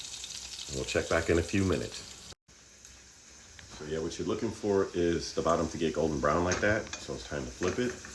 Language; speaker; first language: English; native; English